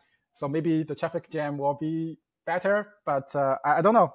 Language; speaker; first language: English; non-native, fluent; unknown